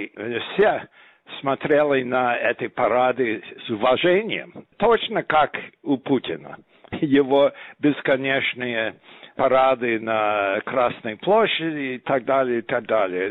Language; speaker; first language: Russian; non-native, fluent; English